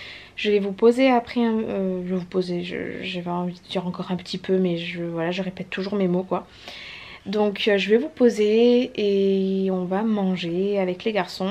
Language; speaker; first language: French; native; French